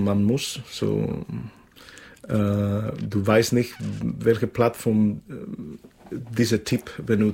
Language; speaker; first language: German; non-native, fluent; Spanish